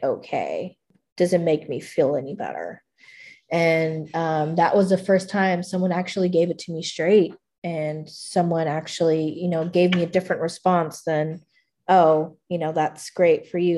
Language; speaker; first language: English; native; English